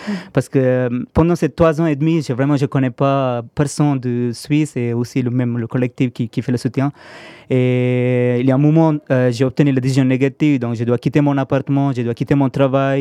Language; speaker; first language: French; non-native, fluent; Tamil